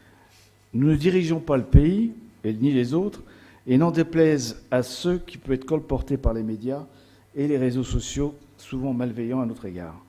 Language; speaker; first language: French; native; French